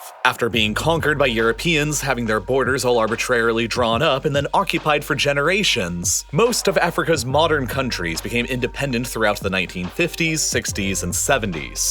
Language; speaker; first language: English; native; English